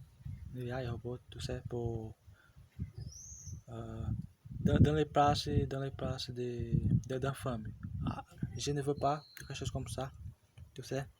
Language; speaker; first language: French; non-native, learner; Portuguese